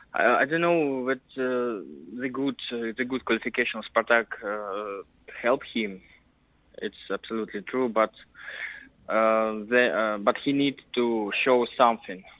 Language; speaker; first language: English; non-native, learner; Russian